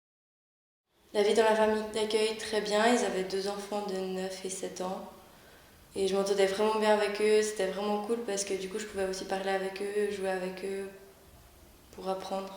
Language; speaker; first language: French; native; French